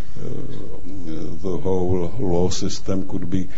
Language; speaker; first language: English; non-native, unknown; Czech